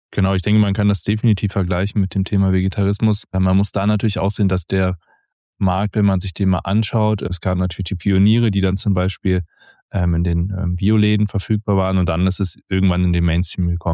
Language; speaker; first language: German; native; German